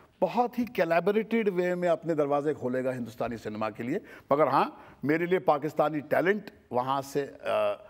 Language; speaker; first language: Hindi; native; Hindi